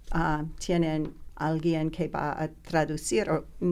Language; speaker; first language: Spanish; non-native, learner; English